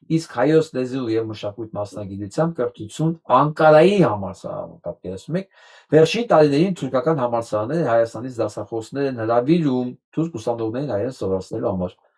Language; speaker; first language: Armenian; native; Armenian